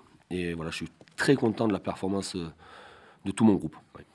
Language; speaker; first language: French; native; French